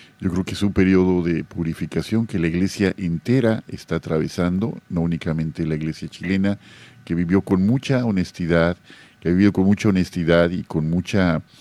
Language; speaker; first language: Spanish; native; Spanish